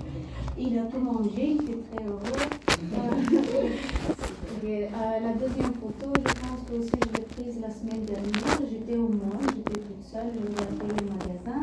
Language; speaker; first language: French; non-native, learner; Bulgarian